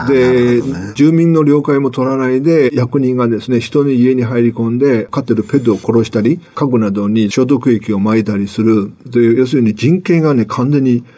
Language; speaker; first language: Japanese; non-native, fluent; Chinese